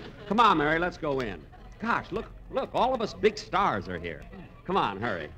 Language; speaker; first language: English; native; English